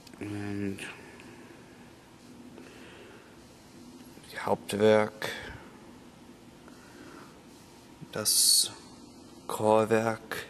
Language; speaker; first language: German; non-native, learner; English